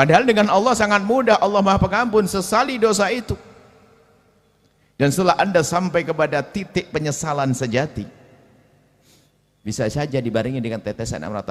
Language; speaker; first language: Indonesian; native; Indonesian